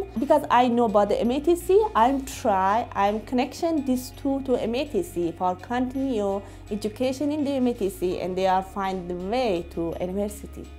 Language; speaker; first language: English; non-native, learner; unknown